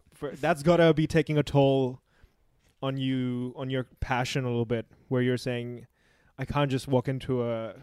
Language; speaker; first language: English; non-native, local second language; Urdu